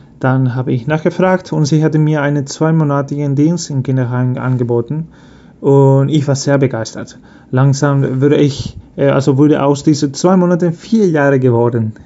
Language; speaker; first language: German; early bilingual, heritage; Spanish